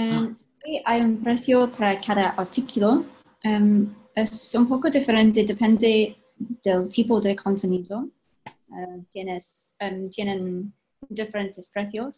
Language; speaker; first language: Spanish; non-native, fluent; English